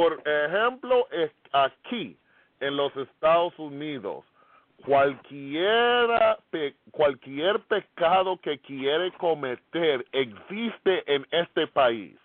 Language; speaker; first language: Spanish; non-native, fluent; English